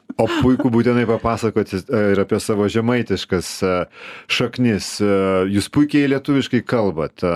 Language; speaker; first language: Lithuanian; native; Lithuanian